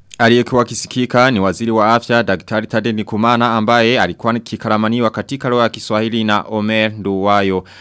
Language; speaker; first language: Swahili; non-native, local second language; Rundi